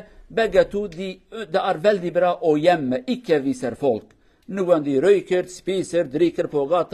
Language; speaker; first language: Norwegian; non-native, learner; Kurdish